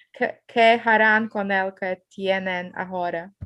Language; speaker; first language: Spanish; non-native, learner; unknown